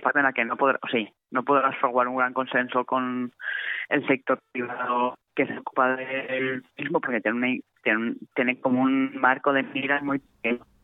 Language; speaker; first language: Spanish; non-native, local second language; Catalan